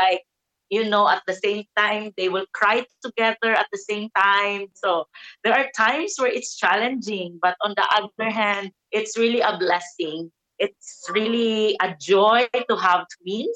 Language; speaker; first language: English; non-native, local second language; Cebuano